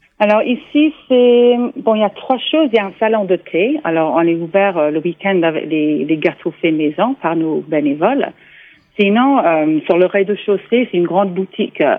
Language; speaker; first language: French; non-native, fluent; English